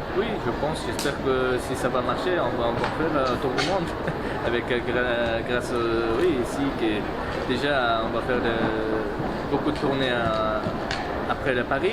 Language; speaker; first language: French; non-native, fluent; Mongolian